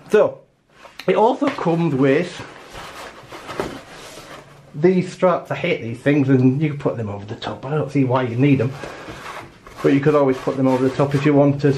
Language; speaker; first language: English; native; English